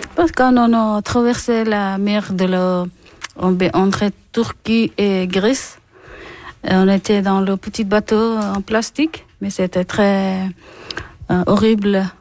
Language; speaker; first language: French; non-native, learner; Persian